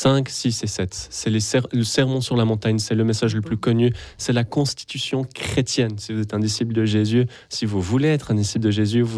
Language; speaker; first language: French; native; French